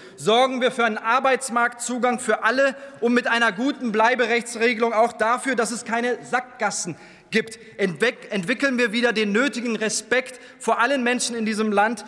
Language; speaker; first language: German; early bilingual, other home language; Turkish